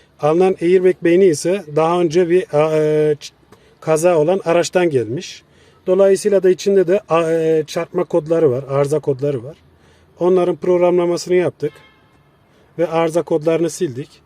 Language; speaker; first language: Turkish; native; Turkish